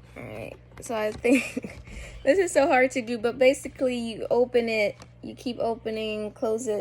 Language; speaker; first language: English; native; English